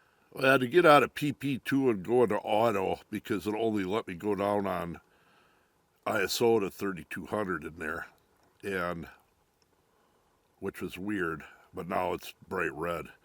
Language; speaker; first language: English; native; English